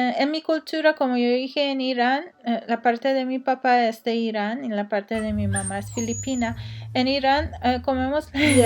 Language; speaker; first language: Spanish; non-native, learner; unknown